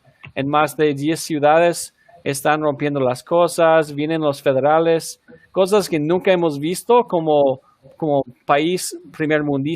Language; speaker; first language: Spanish; early bilingual, heritage; Spanish